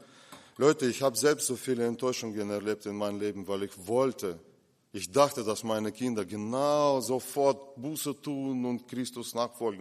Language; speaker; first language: German; non-native, fluent; Russian